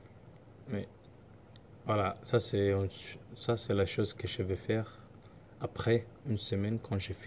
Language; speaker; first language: French; non-native, learner; Somali